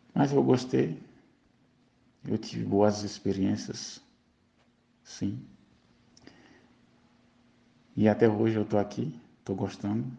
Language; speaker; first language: Portuguese; non-native, fluent; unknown